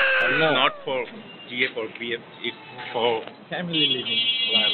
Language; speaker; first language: English; non-native, local second language; Bangla